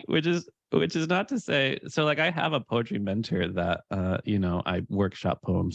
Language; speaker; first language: English; native; English